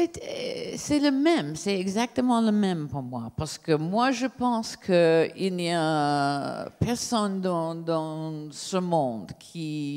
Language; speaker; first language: French; non-native, fluent; English